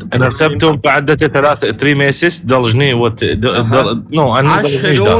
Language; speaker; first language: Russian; non-native, learner; Arabic